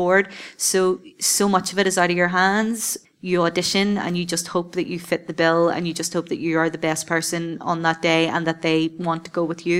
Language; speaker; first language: English; native; English